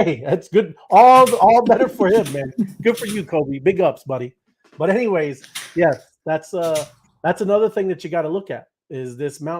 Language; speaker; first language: English; native; English